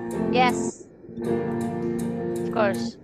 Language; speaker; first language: English; non-native, local second language; Indonesian